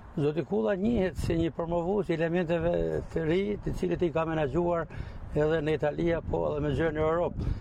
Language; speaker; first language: Albanian; native; Albanian